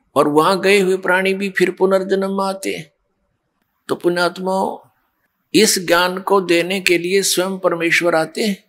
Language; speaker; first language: Hindi; native; Hindi